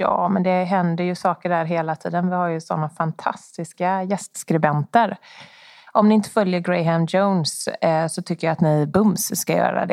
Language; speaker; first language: Swedish; native; Swedish